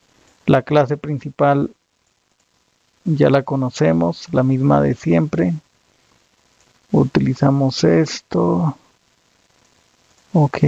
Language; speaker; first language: Spanish; native; Spanish